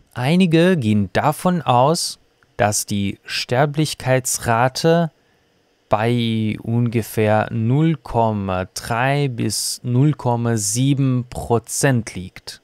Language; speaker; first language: German; non-native, fluent; Russian